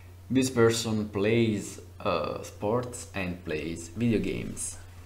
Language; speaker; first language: English; non-native, fluent; Italian